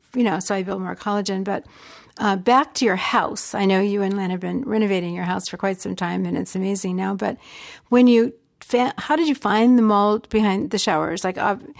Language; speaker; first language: English; native; English